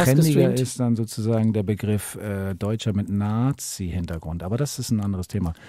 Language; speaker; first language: German; native; German